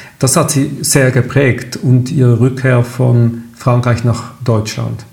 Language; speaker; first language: German; native; German